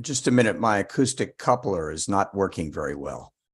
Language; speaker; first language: English; native; English